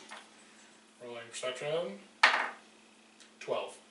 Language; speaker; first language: English; native; English